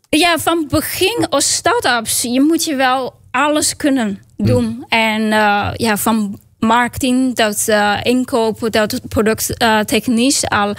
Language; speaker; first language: Dutch; non-native, fluent; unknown